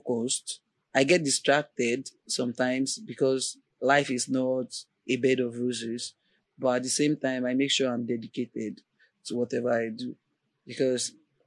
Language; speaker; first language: English; non-native, local second language; Yoruba